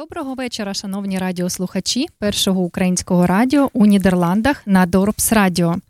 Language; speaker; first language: Ukrainian; native; Ukrainian